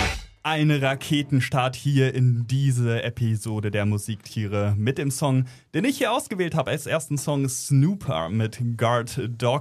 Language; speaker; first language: German; native; German